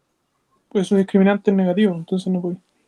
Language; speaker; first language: Spanish; native; Spanish